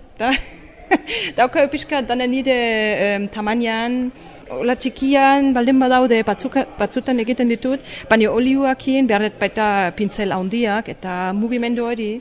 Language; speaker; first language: Basque; non-native, fluent; German